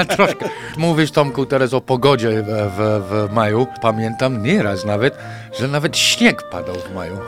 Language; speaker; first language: Polish; non-native, fluent; English